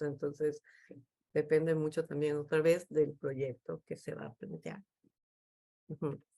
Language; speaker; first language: Spanish; native; Spanish